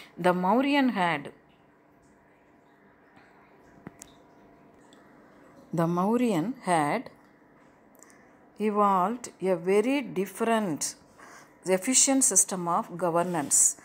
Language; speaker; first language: English; non-native, local second language; Tamil